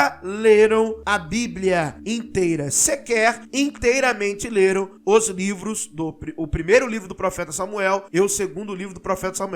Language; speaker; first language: Portuguese; native; Portuguese